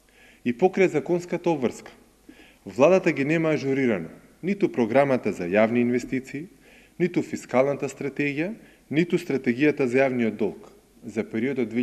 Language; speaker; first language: Macedonian; native; Macedonian